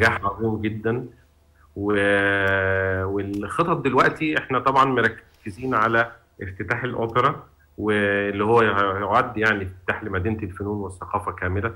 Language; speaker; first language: Arabic; native; Arabic